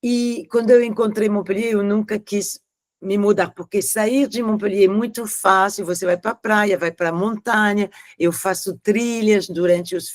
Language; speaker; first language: Portuguese; non-native, fluent; French